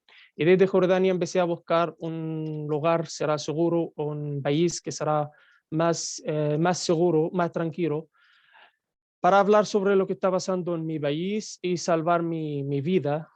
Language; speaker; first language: Spanish; non-native, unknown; Arabic